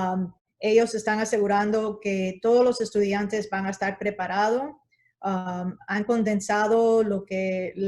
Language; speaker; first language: Spanish; early bilingual, heritage; Spanish